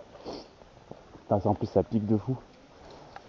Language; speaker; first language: French; native; French